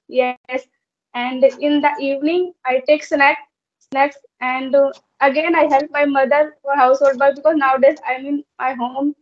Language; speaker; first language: English; non-native, learner; Hindi